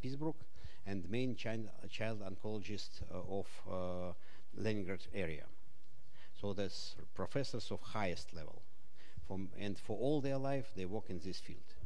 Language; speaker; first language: English; non-native, fluent; Russian